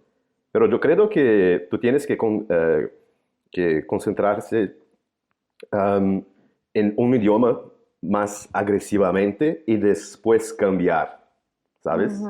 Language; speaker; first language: Spanish; non-native, fluent; Portuguese